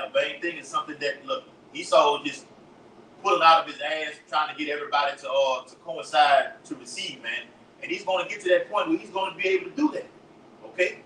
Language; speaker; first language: English; native; English